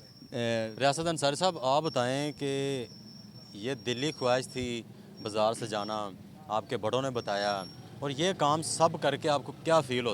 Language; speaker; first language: Hindi; non-native, local second language; Punjabi